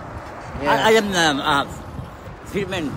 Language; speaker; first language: English; non-native, learner; Spanish